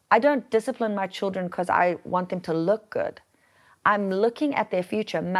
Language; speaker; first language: English; native; English